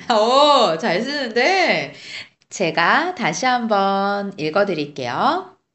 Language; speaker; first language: Korean; native; Korean